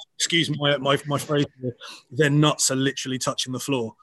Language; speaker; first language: English; native; English